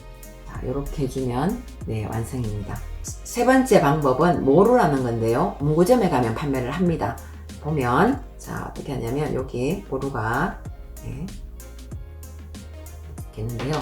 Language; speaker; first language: Korean; native; Korean